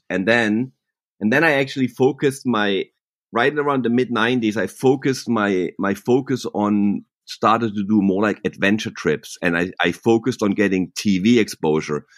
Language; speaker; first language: English; non-native, fluent; German